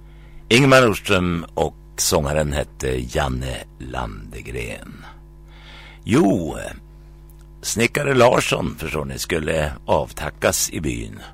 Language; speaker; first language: Swedish; native; Swedish